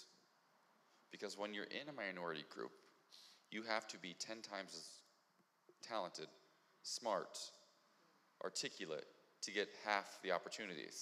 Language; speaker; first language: English; native; English